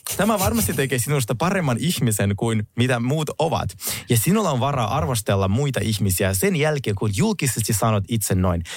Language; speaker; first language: Finnish; early bilingual, other home language; Russian